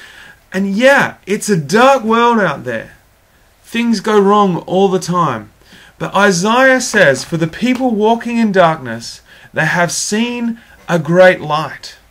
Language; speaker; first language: English; native; English